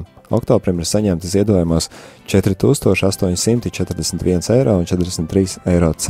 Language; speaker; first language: Latvian; native; Latvian